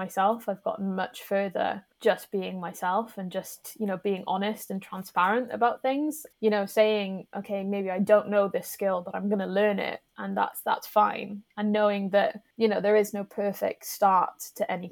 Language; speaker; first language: English; native; English